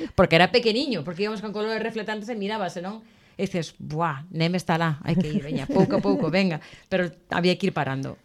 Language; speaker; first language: Galician; non-native, local second language; Spanish